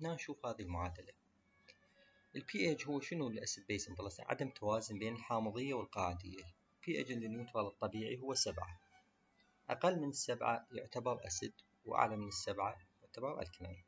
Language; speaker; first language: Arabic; native; Arabic